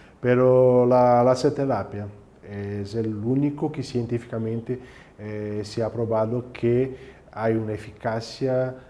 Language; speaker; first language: Spanish; non-native, fluent; Portuguese